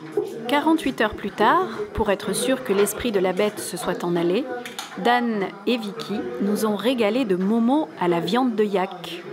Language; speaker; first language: French; native; French